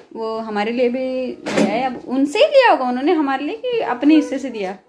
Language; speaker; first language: Hindi; native; Hindi